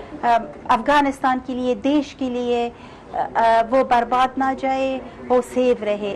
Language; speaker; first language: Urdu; non-native, fluent; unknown